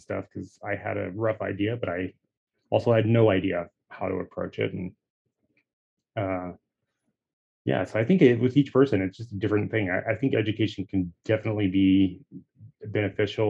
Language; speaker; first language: English; native; English